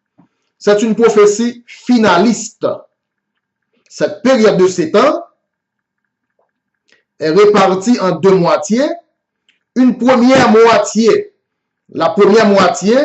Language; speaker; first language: French; non-native, local second language; Haitian Creole